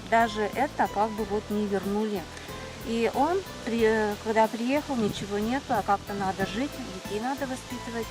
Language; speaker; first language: Russian; native; Russian